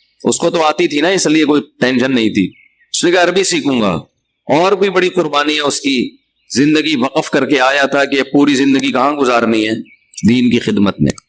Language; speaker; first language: Urdu; native; Urdu